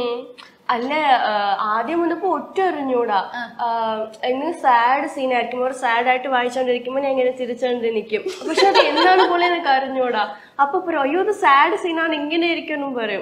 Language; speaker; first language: Malayalam; non-native, learner; Tamil